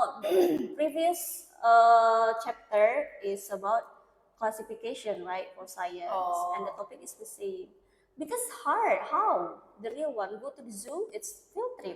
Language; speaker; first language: English; non-native, learner; Indonesian